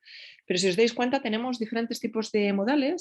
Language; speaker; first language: Spanish; native; Spanish